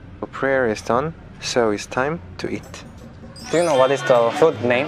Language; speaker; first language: English; non-native, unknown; Korean